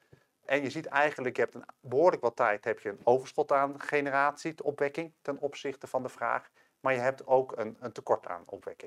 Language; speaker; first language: Dutch; native; Dutch